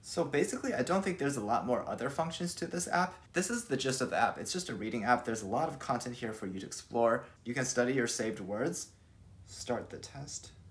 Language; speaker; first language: English; early bilingual, other home language; Chinese